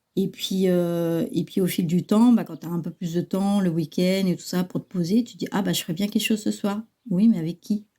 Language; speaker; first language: French; early bilingual, other home language; Chinese